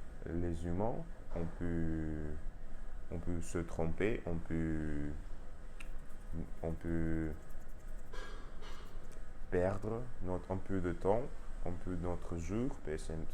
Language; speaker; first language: French; non-native, learner; Russian